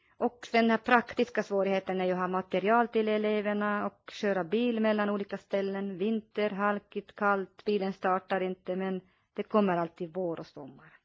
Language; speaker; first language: Swedish; non-native, local second language; Finnish